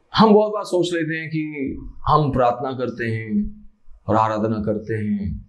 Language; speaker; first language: Hindi; non-native, local second language; Malayalam